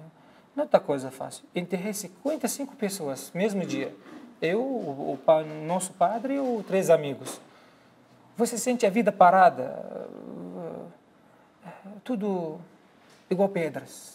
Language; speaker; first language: Portuguese; non-native, learner; Arabic